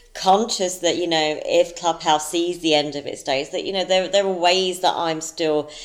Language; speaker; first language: English; native; English